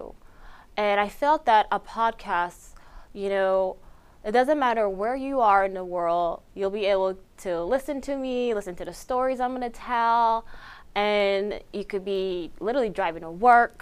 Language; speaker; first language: English; early bilingual, other home language; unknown